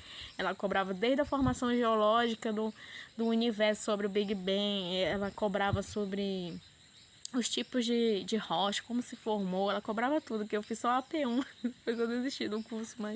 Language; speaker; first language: Portuguese; native; Portuguese